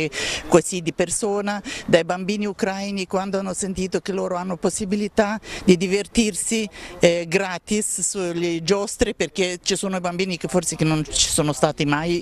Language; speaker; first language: Italian; non-native, fluent; Ukrainian